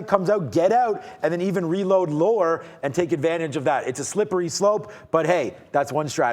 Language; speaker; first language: English; native; English